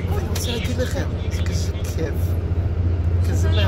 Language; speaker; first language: Hebrew; non-native, fluent; Japanese